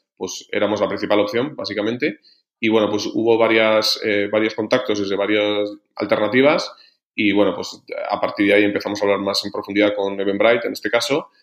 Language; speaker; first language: Spanish; native; Spanish